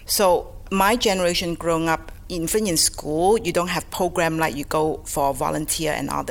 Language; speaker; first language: English; non-native, local second language; Cantonese